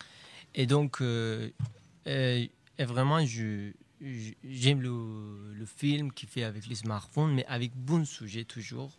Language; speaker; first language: French; non-native, learner; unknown